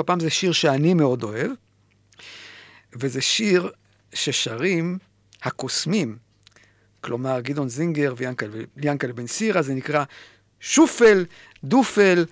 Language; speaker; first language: Hebrew; native; Hebrew